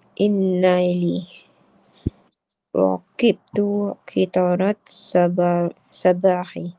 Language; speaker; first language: Arabic; non-native, learner; Malay